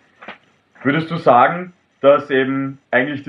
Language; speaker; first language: German; native; German